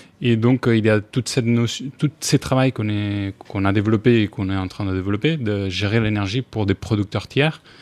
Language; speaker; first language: French; non-native, fluent; Spanish